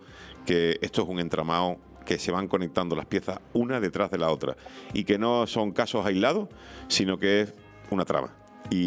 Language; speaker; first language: Spanish; native; Spanish